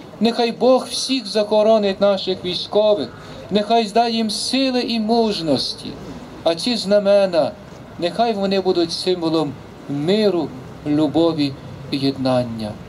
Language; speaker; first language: Ukrainian; native; Ukrainian